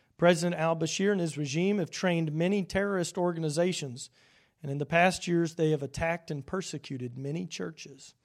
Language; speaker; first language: English; native; English